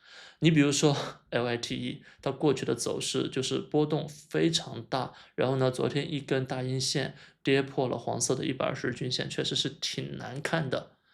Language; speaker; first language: Chinese; native; Chinese